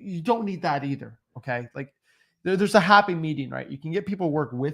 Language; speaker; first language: English; native; English